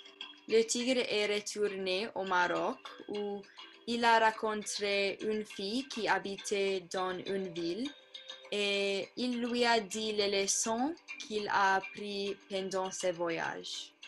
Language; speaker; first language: French; non-native, learner; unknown